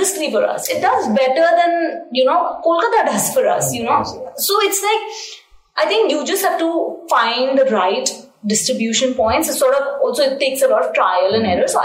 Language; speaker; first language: English; non-native, local second language; Hindi